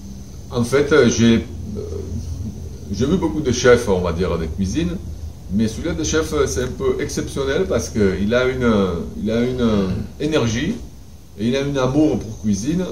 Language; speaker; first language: French; non-native, fluent; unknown